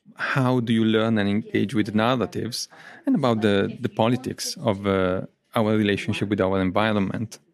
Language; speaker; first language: English; non-native, fluent; Italian